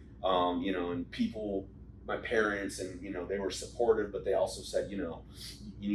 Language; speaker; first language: English; native; English